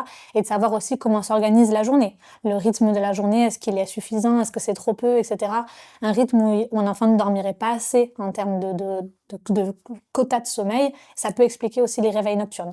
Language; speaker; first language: French; native; French